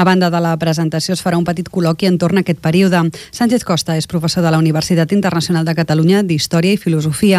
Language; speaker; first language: Catalan; native; Catalan